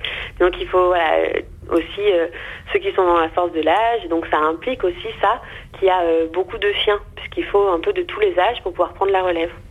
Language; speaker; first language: French; native; French